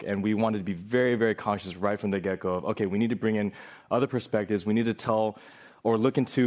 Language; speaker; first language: English; native; English